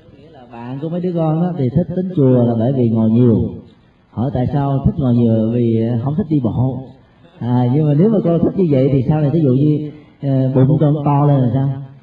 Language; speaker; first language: Vietnamese; native; Vietnamese